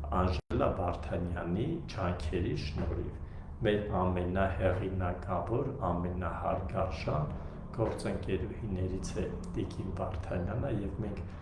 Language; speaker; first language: Armenian; native; Armenian